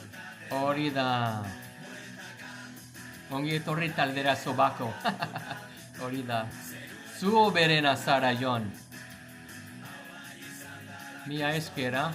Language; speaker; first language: Basque; non-native, learner; English